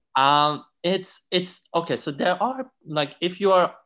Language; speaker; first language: English; non-native, fluent; Persian